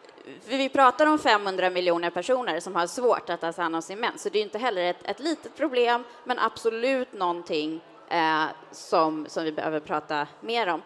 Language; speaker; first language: Swedish; native; Swedish